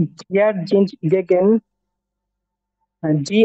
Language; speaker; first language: German; non-native, learner; Bangla